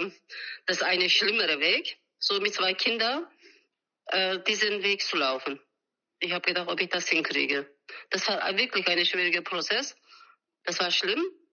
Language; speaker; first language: German; non-native, fluent; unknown